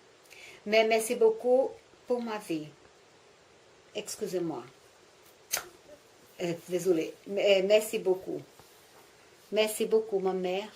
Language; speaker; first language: French; non-native, learner; Portuguese